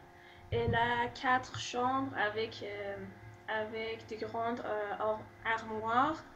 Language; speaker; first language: French; non-native, learner; Persian